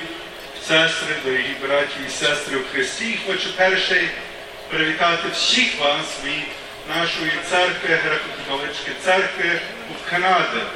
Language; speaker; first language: Ukrainian; non-native, learner; English